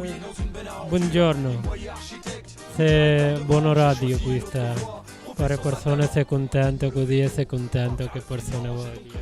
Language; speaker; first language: Italian; non-native, learner; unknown